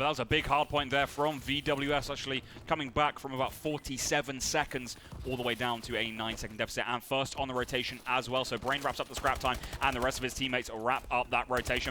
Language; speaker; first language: English; native; English